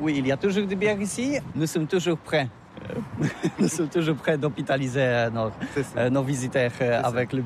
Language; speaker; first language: French; non-native, learner; Polish